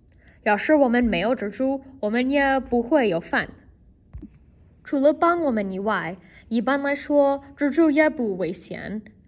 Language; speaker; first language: Chinese; non-native, learner; English